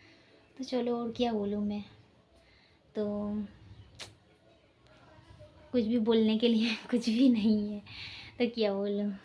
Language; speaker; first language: Hindi; non-native, local second language; Santali